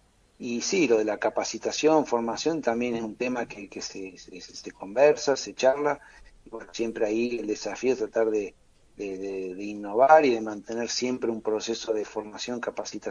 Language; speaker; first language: Spanish; native; Spanish